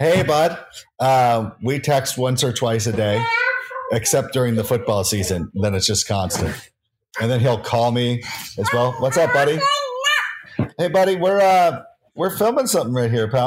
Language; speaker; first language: English; native; English